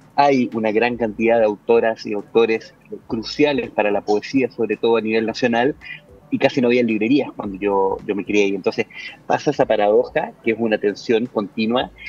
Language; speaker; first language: Spanish; native; Spanish